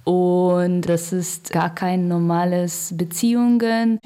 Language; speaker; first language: German; non-native, learner; Russian